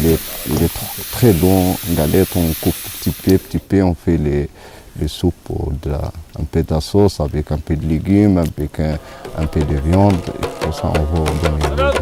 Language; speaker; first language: French; non-native, learner; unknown